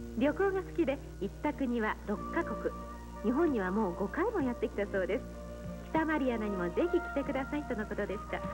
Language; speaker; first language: Japanese; native; Japanese